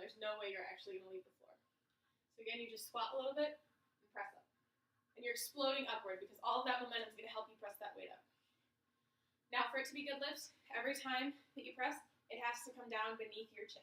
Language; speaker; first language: English; native; English